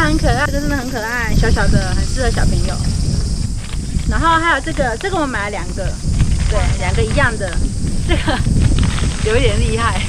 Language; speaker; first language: Chinese; native; Chinese